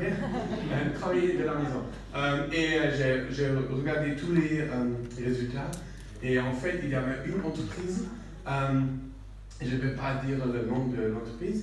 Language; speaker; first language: French; non-native, learner; English